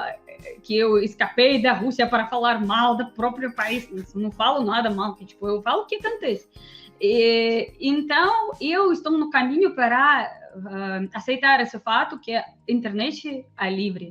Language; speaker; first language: Portuguese; non-native, fluent; Russian